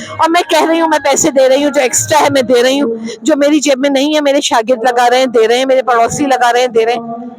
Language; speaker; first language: Urdu; native; Urdu